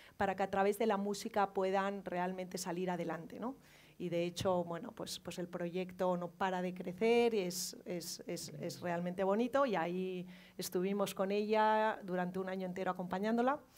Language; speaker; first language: Spanish; native; Spanish